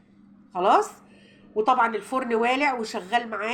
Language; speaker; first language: Arabic; native; Arabic